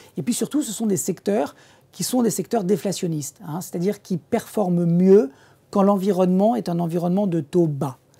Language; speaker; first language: French; native; French